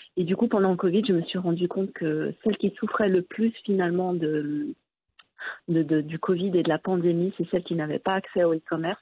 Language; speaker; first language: French; early bilingual, other home language; Arabic